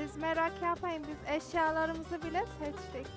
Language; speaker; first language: Turkish; non-native, learner; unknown